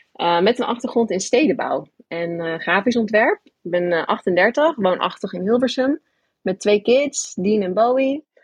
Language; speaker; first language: Dutch; early bilingual, other home language; English